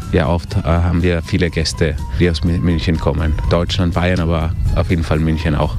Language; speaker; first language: German; early bilingual, heritage; German